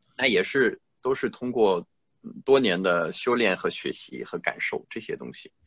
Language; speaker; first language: Chinese; non-native, fluent; French